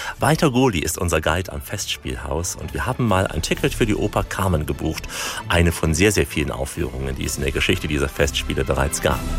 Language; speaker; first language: German; native; German